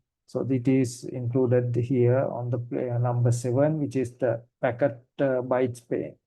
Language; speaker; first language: English; non-native, fluent; Sinhala